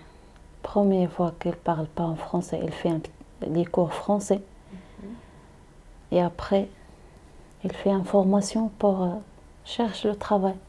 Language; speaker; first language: French; non-native, learner; Arabic